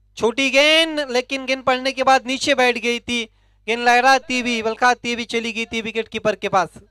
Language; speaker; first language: Hindi; non-native, local second language; Marathi